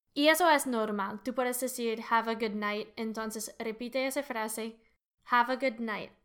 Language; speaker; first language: Spanish; non-native, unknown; English